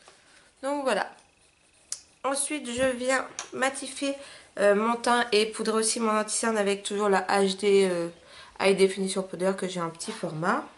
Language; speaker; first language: French; native; French